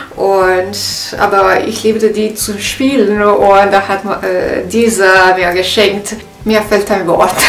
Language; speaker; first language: German; non-native, learner; Italian